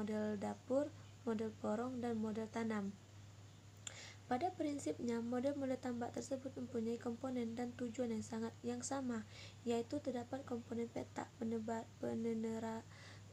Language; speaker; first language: Indonesian; non-native, local second language; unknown